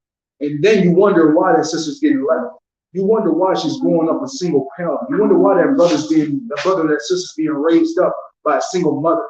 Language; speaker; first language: English; native; English